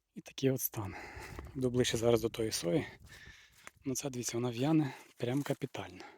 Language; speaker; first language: Ukrainian; native; Ukrainian